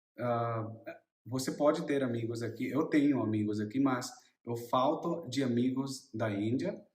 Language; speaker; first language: Portuguese; non-native, learner; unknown